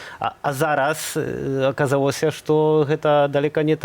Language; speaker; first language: Polish; non-native, learner; Belarusian